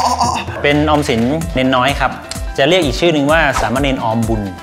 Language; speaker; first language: Thai; native; Thai